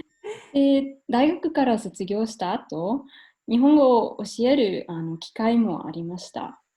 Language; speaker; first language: Japanese; non-native, fluent; German